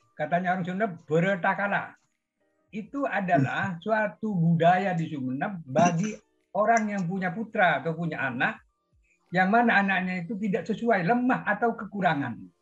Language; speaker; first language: Indonesian; non-native, local second language; Madurese